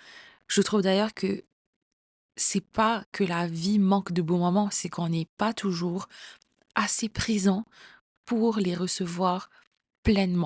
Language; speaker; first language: French; native; French